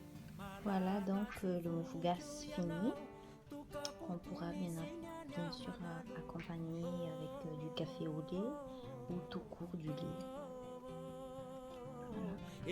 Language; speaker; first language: French; non-native, local second language; Malagasy